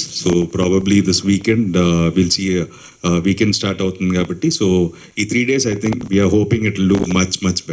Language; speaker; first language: Telugu; native; Telugu